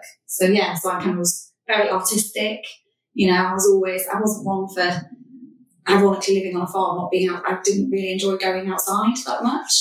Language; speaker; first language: English; native; English